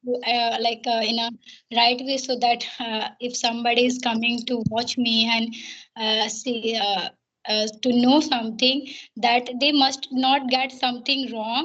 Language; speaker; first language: English; non-native, learner; Hindi